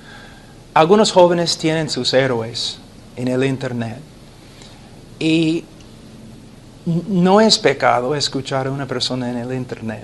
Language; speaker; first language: Spanish; non-native, fluent; English